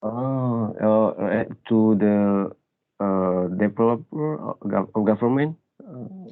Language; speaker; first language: English; non-native, learner; Indonesian